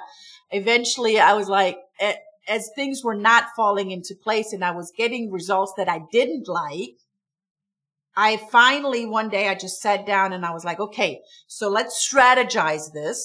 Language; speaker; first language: English; non-native, fluent; German